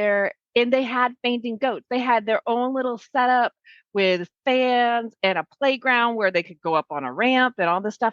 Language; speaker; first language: English; native; English